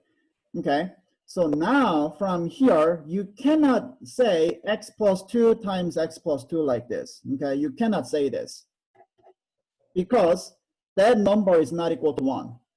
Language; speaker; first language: English; non-native, fluent; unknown